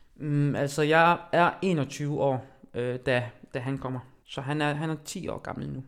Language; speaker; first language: Danish; early bilingual, other home language; Haitian Creole